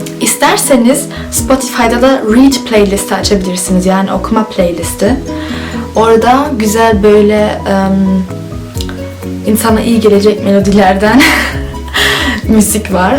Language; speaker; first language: Turkish; early bilingual, heritage; Turkish